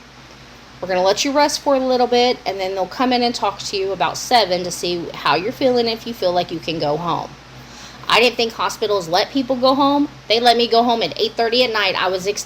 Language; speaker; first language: English; native; English